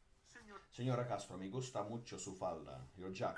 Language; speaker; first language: Spanish; non-native, learner; Dutch